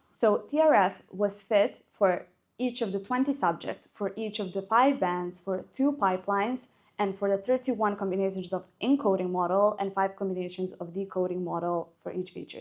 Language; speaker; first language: English; non-native, fluent; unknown